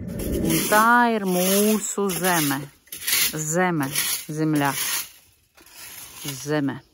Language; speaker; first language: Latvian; non-native, local second language; Russian